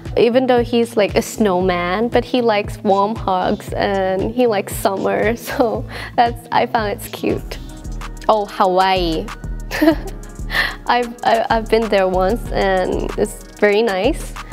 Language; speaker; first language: English; non-native, fluent; Thai